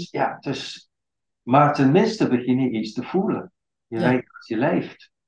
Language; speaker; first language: Dutch; non-native, fluent; English